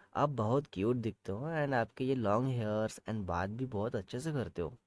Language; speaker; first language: Hindi; non-native, local second language; Marathi